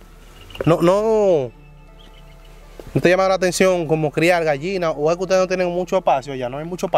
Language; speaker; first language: Spanish; native; Spanish